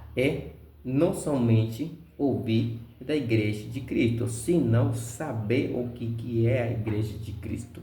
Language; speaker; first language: Portuguese; non-native, fluent; Spanish